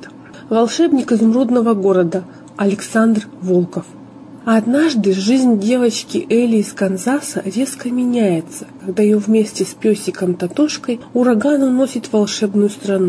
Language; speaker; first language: Russian; native; Russian